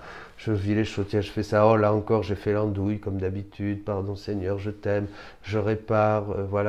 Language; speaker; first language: French; native; French